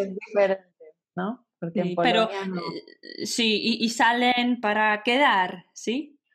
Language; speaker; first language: Spanish; non-native, fluent; Polish